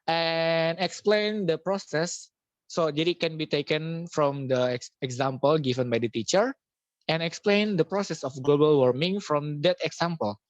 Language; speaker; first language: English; non-native, local second language; Indonesian